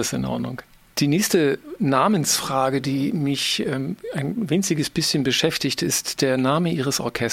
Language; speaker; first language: German; native; German